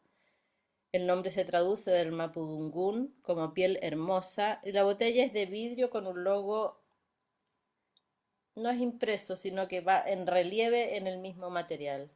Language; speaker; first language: Spanish; native; Spanish